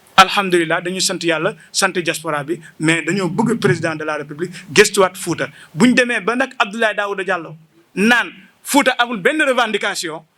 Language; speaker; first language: Wolof; non-native, local second language; Fula